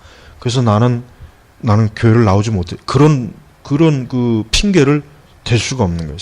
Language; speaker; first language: Korean; native; Korean